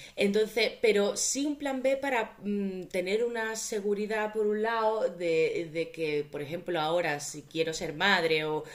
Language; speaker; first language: Spanish; native; Spanish